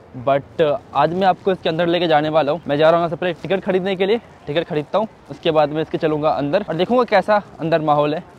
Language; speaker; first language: Hindi; native; Hindi